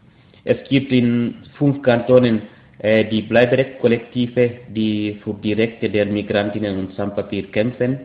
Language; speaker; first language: German; non-native, fluent; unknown